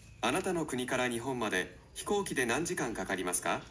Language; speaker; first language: Japanese; non-native, fluent; Burmese